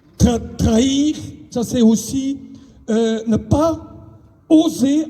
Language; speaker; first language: French; non-native, local second language; Dutch